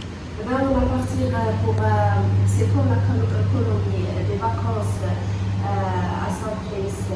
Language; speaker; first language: French; non-native, local second language; Arabic